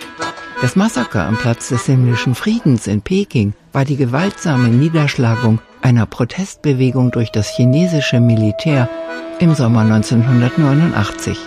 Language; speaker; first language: German; native; German